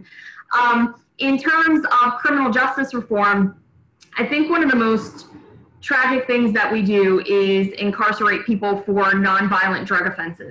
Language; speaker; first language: English; native; English